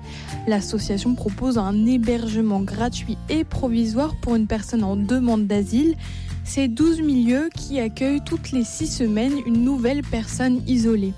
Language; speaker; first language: French; native; French